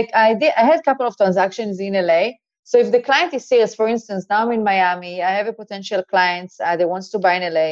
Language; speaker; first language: English; non-native, fluent; Hebrew